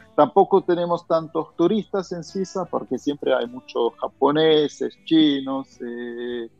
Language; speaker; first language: Spanish; non-native, fluent; German